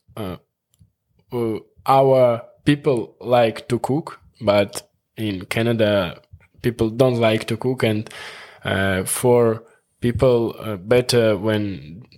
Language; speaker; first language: English; non-native, learner; Russian